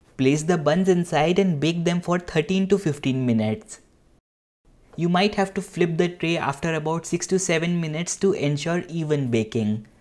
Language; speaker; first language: English; non-native, local second language; Hindi